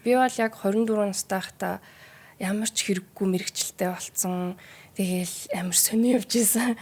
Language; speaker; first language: Mongolian; early bilingual, heritage; Mongolian